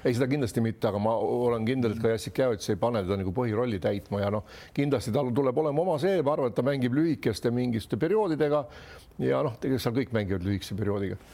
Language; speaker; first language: Estonian; native; Estonian